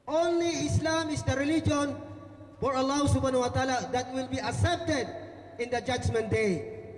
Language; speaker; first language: English; non-native, local second language; Filipino